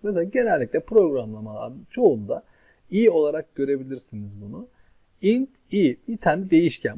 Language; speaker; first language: Turkish; native; Turkish